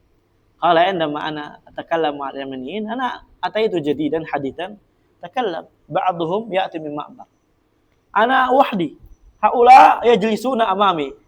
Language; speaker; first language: Arabic; non-native, fluent; Indonesian